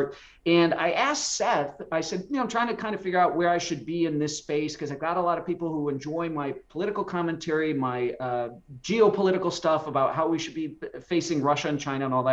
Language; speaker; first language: English; native; English